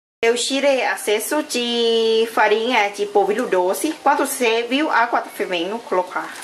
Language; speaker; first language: Portuguese; non-native, learner; Thai